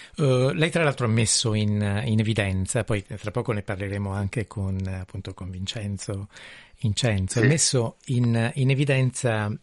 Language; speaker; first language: Italian; native; Italian